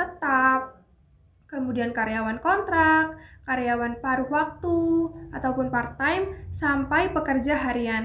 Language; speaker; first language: Indonesian; native; Indonesian